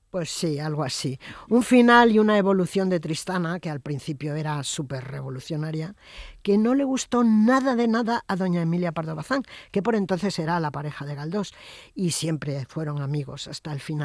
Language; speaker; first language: Spanish; native; Spanish